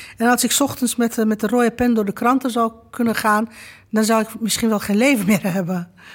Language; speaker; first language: Dutch; non-native, fluent; Romanian